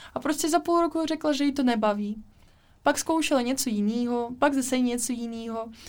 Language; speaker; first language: Czech; non-native, fluent; Russian